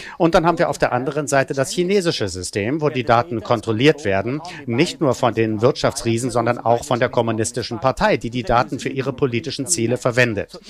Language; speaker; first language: German; non-native, fluent; Italian